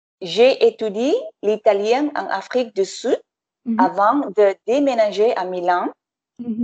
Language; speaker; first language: French; non-native, fluent; English